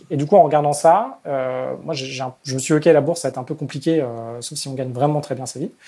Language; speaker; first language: French; native; French